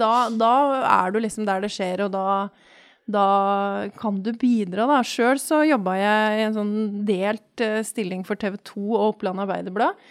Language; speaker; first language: Norwegian; native; Norwegian